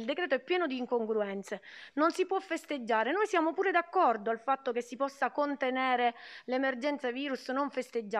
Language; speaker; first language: Italian; native; Italian